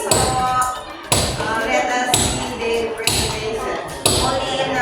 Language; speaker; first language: English; non-native, fluent; Indonesian